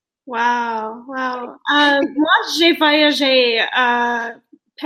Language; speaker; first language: French; non-native, learner; English